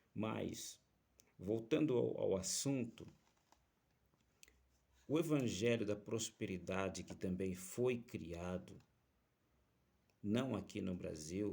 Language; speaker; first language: Portuguese; native; Portuguese